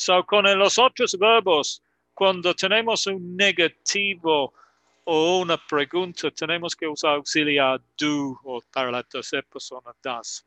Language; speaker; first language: Spanish; non-native, fluent; English